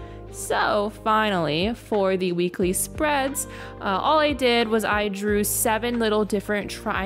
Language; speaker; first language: English; native; English